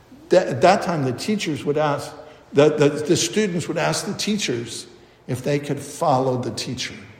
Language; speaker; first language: English; native; English